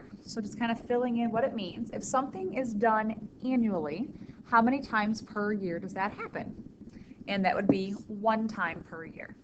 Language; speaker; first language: English; native; English